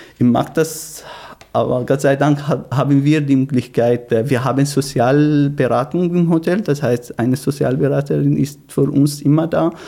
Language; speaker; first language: German; non-native, learner; Arabic